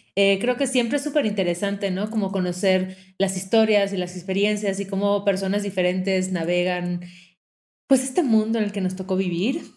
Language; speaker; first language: Spanish; native; Spanish